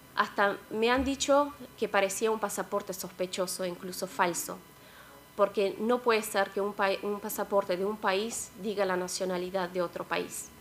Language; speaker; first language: Spanish; non-native, fluent; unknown